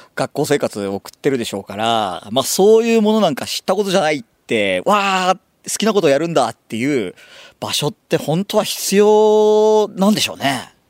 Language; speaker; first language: Japanese; native; Japanese